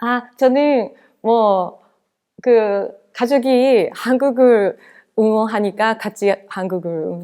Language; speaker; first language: Korean; non-native, fluent; Japanese